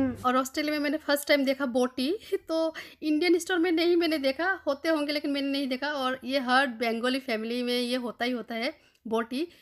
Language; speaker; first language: Hindi; non-native, local second language; Bangla